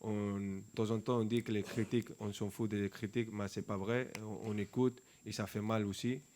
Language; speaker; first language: French; non-native, fluent; Spanish